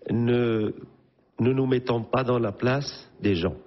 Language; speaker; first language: French; non-native, local second language; Arabic